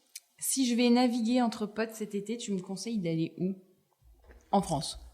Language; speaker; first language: French; native; French